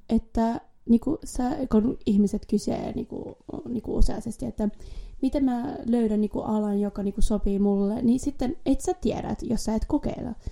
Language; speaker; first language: Finnish; early bilingual, heritage; Finnish